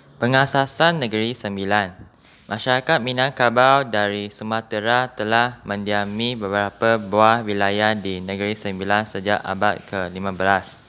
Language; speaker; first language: Malay; non-native, local second language; Chinese